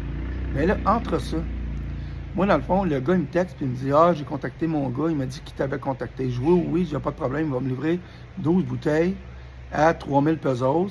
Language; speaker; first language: French; native; French